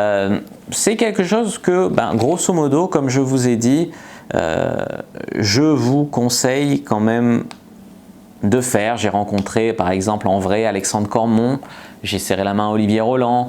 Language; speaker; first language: French; native; French